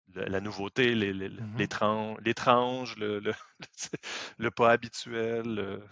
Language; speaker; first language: French; native; French